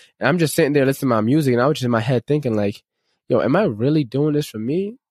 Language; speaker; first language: English; native; English